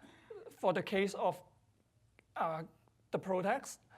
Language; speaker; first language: English; non-native, fluent; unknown